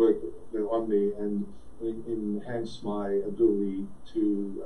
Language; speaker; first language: English; native; English